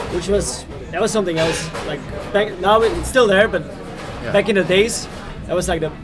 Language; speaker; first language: English; non-native, fluent; Dutch